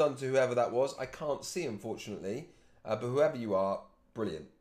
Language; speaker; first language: English; native; English